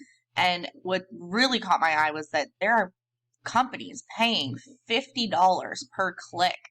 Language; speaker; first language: English; native; English